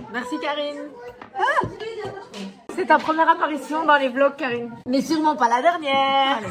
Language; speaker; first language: French; native; French